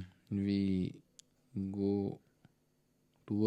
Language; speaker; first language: English; non-native, local second language; Hindi